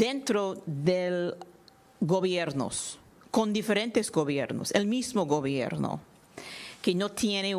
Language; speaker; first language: Spanish; non-native, fluent; English